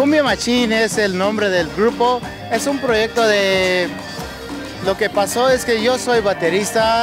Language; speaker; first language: Spanish; early bilingual, heritage; Spanish